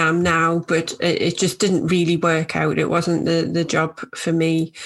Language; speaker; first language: English; native; English